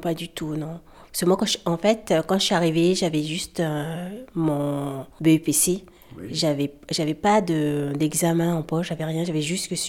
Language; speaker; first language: French; native; French